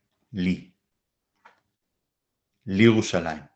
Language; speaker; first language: Hebrew; non-native, fluent; English